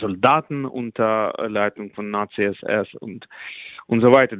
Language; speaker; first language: German; non-native, fluent; Russian